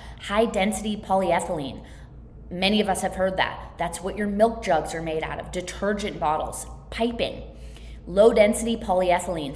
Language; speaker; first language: English; native; English